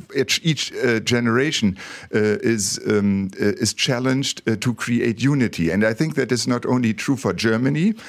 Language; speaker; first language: English; non-native, fluent; German